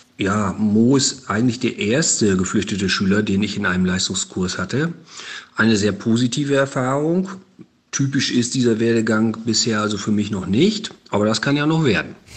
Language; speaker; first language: German; native; German